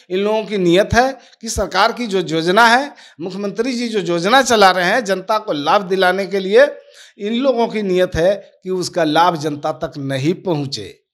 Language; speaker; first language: Hindi; native; Hindi